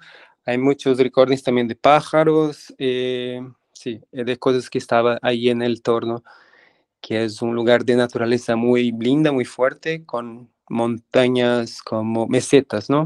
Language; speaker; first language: Spanish; non-native, fluent; Portuguese